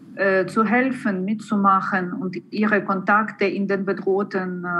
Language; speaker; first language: German; non-native, fluent; Ukrainian